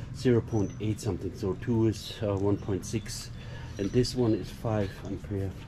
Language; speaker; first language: English; non-native, fluent; German